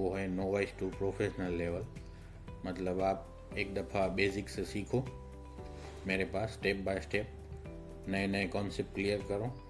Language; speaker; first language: Hindi; non-native, local second language; Gujarati